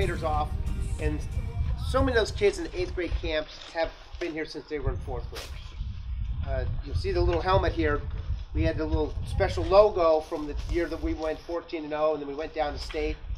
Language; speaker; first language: English; native; English